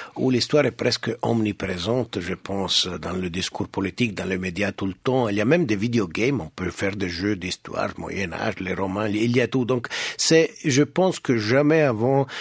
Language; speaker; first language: French; non-native, local second language; Italian